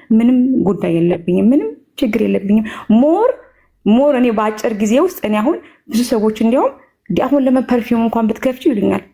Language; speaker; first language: Amharic; native; Amharic